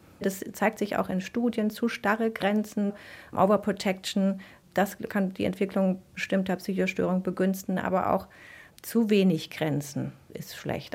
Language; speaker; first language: German; native; German